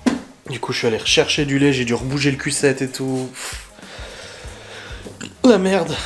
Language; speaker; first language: French; native; French